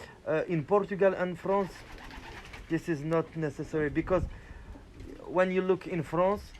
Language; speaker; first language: English; non-native, learner; French